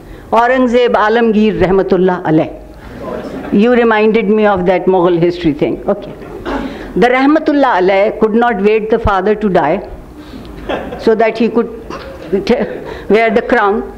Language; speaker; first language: English; non-native, local second language; Urdu